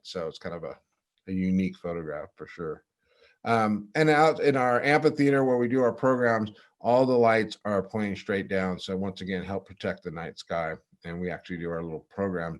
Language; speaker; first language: English; native; English